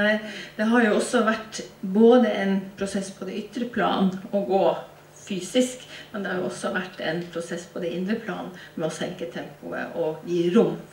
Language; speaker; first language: Norwegian; native; Norwegian